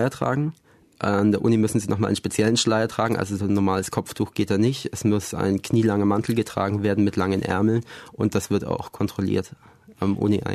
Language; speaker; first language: German; native; German